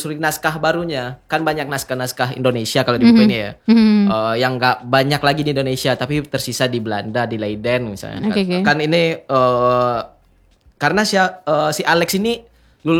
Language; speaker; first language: Indonesian; native; Indonesian